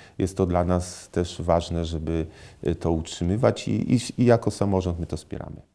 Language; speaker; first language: Polish; native; Polish